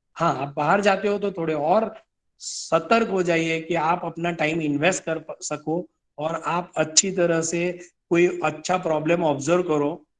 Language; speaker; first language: Hindi; non-native, local second language; Gujarati